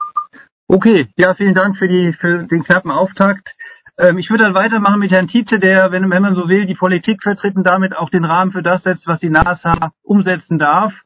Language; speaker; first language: German; native; German